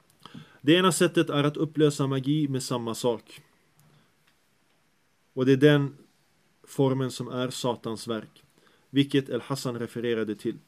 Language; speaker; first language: Swedish; early bilingual, other home language; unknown